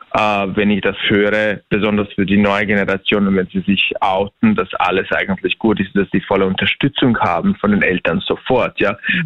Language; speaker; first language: German; non-native, fluent; Bosnian